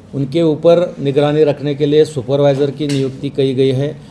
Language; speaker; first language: Hindi; non-native, local second language; Marathi